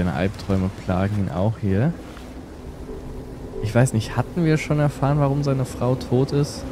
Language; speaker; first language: German; native; German